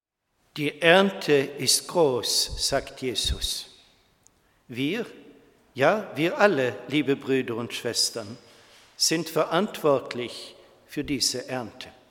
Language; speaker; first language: German; non-native, fluent; Swedish